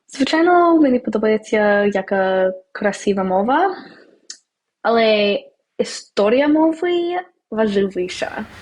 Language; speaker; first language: Ukrainian; non-native, learner; English